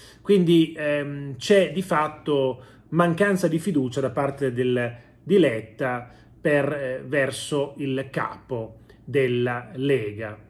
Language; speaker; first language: Italian; native; Italian